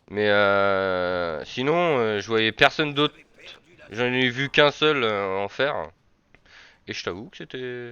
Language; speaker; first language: French; native; French